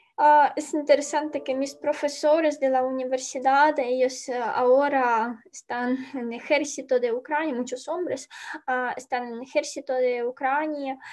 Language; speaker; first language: Spanish; non-native, learner; Ukrainian